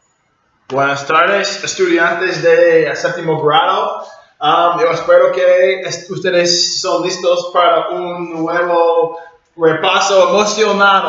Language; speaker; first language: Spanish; non-native, learner; English